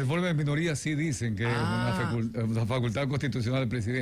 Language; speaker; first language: Spanish; native; Spanish